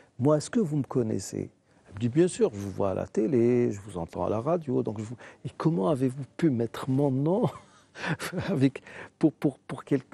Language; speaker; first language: French; non-native, local second language; Arabic